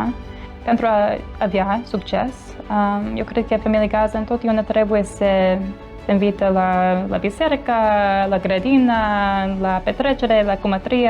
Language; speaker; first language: Romanian; non-native, learner; English